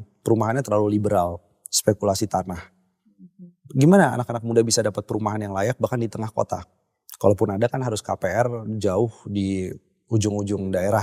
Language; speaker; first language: Indonesian; native; Indonesian